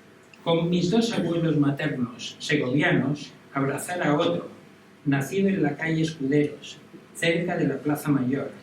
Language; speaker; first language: Spanish; native; Spanish